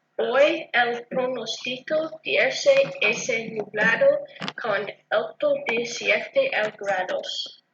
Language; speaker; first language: Spanish; non-native, learner; English